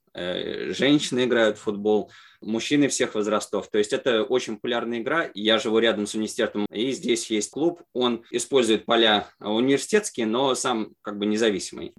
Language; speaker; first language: Russian; native; Russian